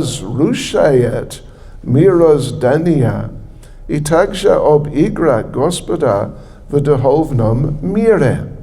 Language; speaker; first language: Russian; non-native, learner; English